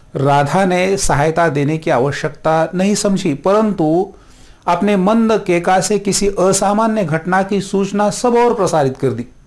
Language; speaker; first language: Hindi; non-native, local second language; Marathi